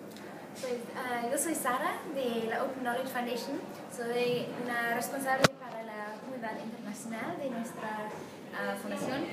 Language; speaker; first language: Spanish; non-native, fluent; English